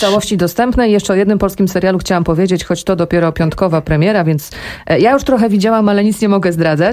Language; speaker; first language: Polish; native; Polish